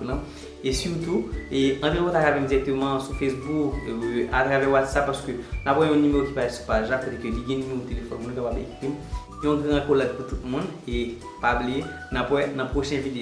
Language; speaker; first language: French; non-native, learner; Haitian Creole